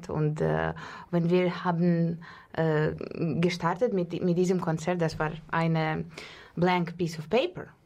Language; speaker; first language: German; non-native, fluent; Russian